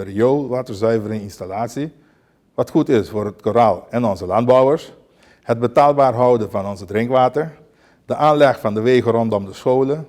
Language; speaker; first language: Dutch; non-native, local second language; Papiamento